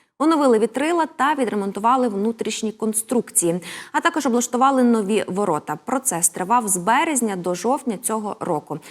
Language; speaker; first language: Ukrainian; native; Ukrainian